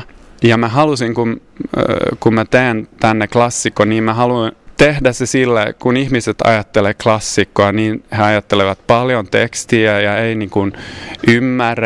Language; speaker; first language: Finnish; non-native, local second language; Swedish